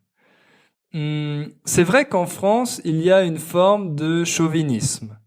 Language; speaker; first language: French; native; French